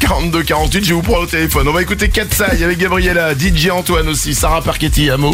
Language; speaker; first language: French; native; French